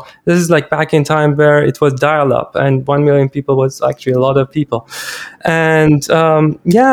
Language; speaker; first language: English; non-native, fluent; Persian